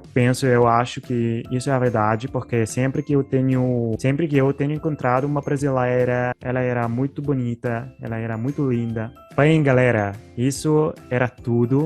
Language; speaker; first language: Portuguese; non-native, fluent; Italian